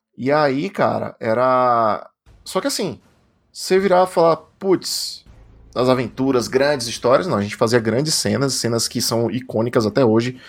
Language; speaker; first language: Portuguese; native; Portuguese